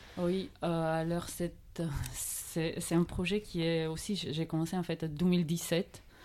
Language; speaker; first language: French; non-native, fluent; Bulgarian